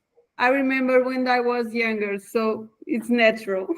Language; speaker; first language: English; non-native, learner; Portuguese